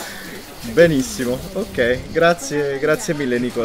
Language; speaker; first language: Italian; native; Italian